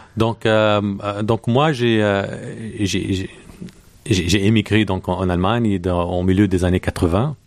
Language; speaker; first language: French; non-native, local second language; Arabic